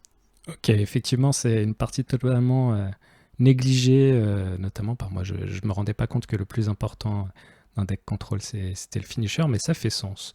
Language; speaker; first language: French; native; French